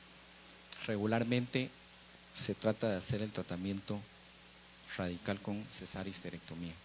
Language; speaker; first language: Spanish; native; Spanish